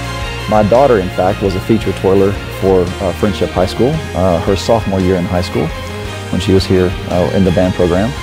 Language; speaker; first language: English; native; English